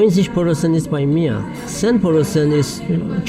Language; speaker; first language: German; non-native, learner; Persian